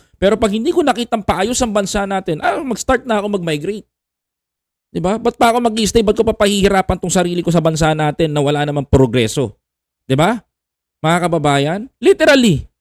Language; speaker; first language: Filipino; native; Filipino